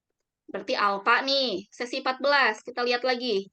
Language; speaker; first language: Indonesian; native; Indonesian